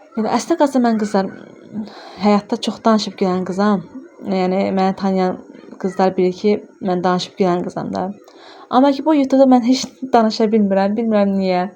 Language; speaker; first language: Azerbaijani; non-native, local second language; Lezghian